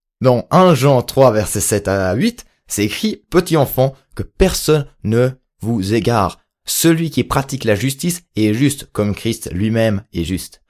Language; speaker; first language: French; native; French